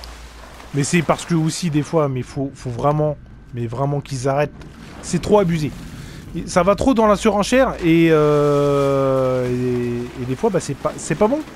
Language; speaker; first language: French; native; French